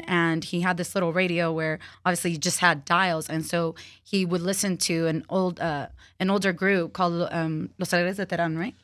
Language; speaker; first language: English; early bilingual, other home language; Spanish